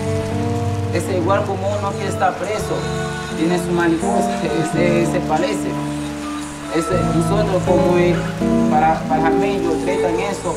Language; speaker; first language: Spanish; non-native, learner; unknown